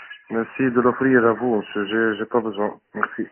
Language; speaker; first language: French; non-native, learner; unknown